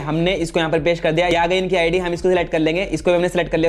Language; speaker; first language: Hindi; native; Hindi